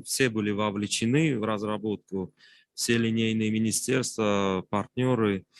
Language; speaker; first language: Russian; non-native, local second language; Tajik